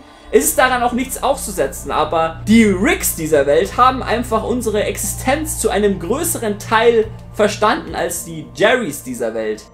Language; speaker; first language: German; native; German